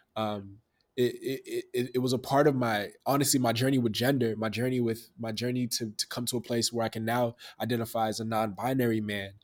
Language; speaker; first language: English; native; English